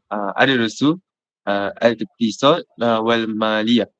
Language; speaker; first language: Arabic; non-native, learner; Malay